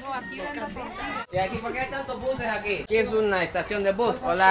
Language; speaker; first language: Spanish; non-native, fluent; English